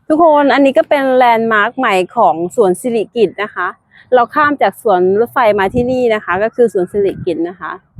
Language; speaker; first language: Thai; native; Thai